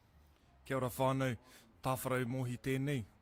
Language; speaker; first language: Māori; non-native, local second language; English